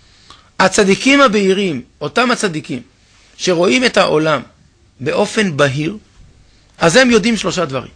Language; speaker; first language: Hebrew; native; Hebrew